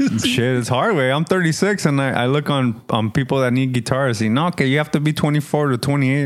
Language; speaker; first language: English; early bilingual, other home language; Spanish